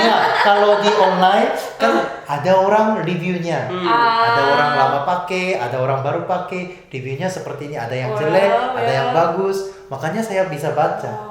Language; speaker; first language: Indonesian; non-native, fluent; Korean